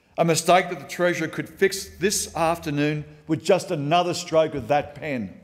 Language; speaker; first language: English; native; English